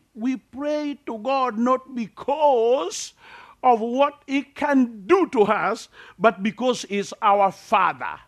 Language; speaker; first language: English; non-native, local second language; Luo (Kenya and Tanzania)